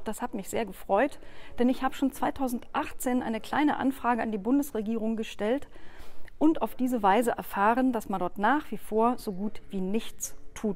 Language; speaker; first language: German; native; German